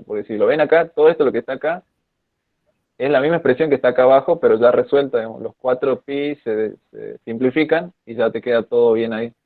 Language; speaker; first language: Spanish; native; Spanish